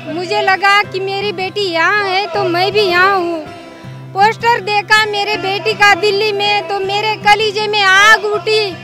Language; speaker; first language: Hindi; non-native, local second language; Marathi